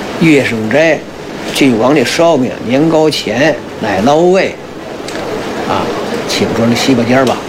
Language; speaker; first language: Chinese; native; Chinese